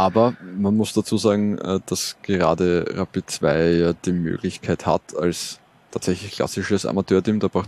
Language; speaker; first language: German; native; German